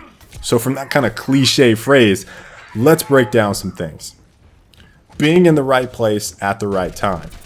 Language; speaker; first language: English; native; English